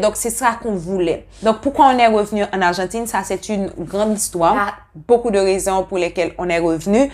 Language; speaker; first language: French; non-native, local second language; Haitian Creole